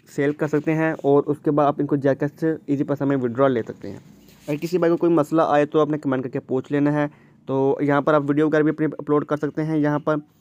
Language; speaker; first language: Urdu; native; Urdu